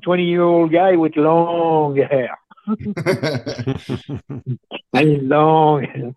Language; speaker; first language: English; non-native, fluent; French